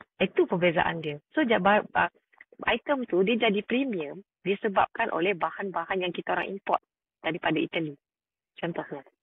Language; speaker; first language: Malay; native; Malay